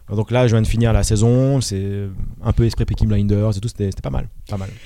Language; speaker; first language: French; native; French